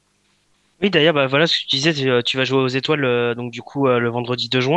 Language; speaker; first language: French; native; French